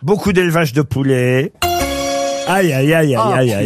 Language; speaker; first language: French; native; French